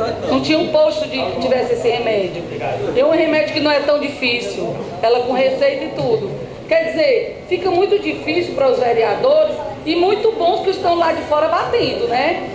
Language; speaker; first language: Portuguese; native; Portuguese